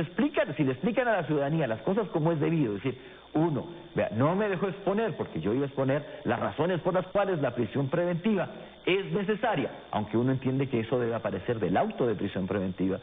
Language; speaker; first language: Spanish; native; Spanish